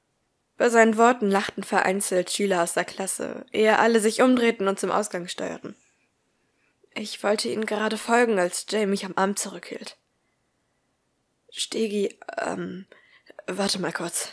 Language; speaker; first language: German; native; German